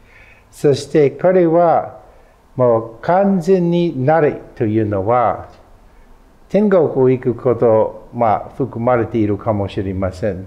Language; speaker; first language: Japanese; non-native, fluent; English